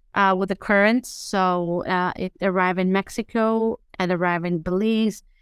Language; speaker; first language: English; non-native, fluent; Spanish